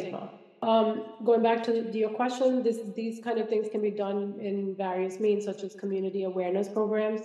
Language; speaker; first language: English; non-native, local second language; Malayalam